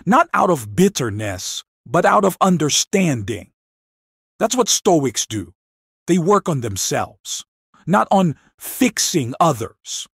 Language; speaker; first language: English; non-native, local second language; Filipino